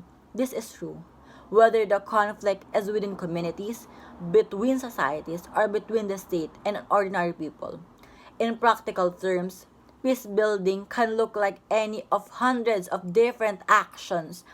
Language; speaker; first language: English; non-native, local second language; Filipino